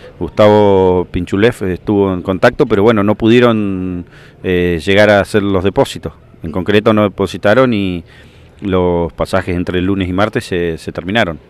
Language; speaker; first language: Spanish; native; Spanish